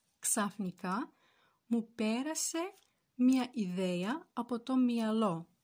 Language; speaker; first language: Greek; non-native, fluent; Turkish